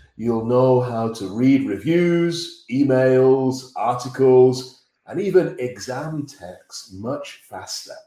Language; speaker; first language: English; native; English